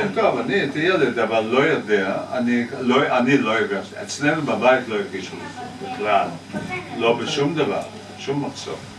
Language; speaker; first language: Hebrew; non-native, fluent; Russian